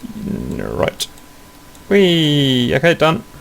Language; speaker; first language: English; native; English